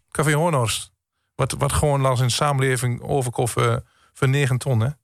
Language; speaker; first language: Dutch; native; Dutch